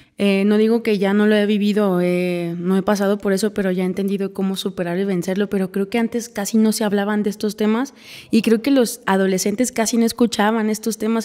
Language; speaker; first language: Spanish; native; Spanish